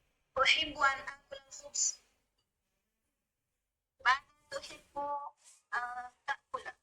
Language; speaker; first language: Arabic; non-native, learner; Bangla